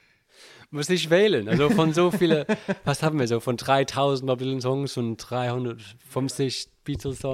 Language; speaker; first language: German; non-native, learner; English